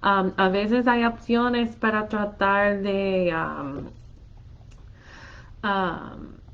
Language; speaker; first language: Spanish; non-native, fluent; English